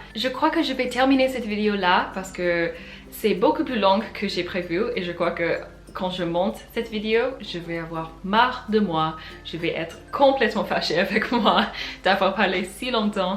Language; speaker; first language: French; non-native, fluent; English